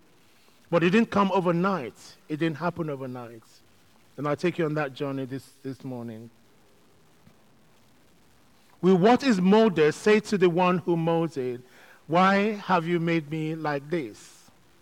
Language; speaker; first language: English; non-native, local second language; Yoruba